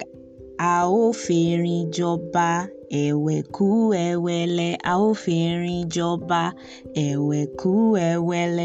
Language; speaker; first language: English; non-native, local second language; Yoruba